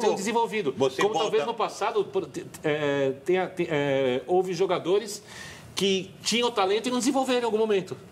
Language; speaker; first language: Portuguese; native; Portuguese